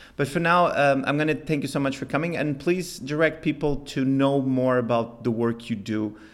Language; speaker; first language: English; non-native, fluent; Spanish